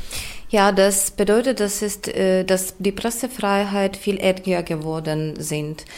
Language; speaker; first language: German; non-native, fluent; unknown